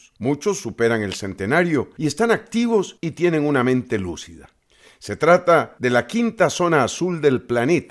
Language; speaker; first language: Spanish; native; Spanish